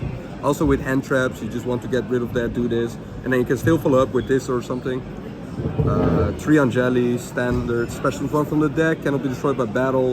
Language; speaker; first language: English; non-native, fluent; Dutch